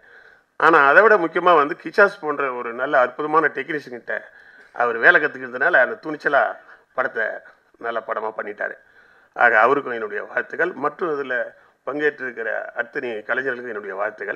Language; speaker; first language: Tamil; native; Tamil